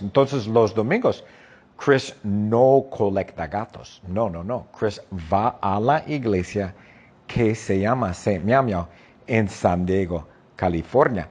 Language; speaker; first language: Spanish; non-native, fluent; English